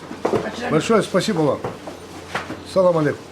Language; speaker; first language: Russian; non-native, local second language; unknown